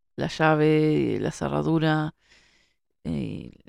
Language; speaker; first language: Spanish; native; Spanish